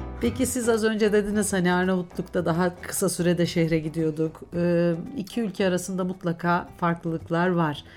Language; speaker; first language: Turkish; native; Turkish